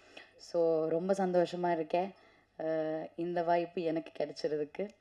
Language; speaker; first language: Tamil; non-native, learner; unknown